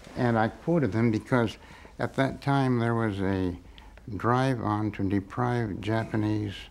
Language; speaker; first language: English; native; English